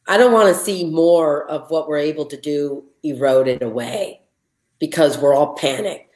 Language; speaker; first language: English; native; English